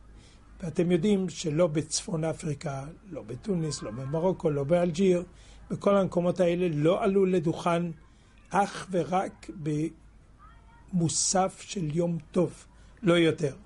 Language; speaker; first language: Hebrew; non-native, fluent; French